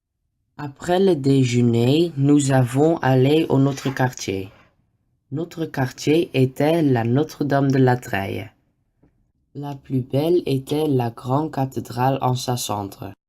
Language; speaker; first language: French; non-native, learner; Dutch